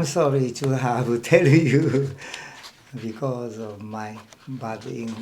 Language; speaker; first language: English; non-native, learner; Japanese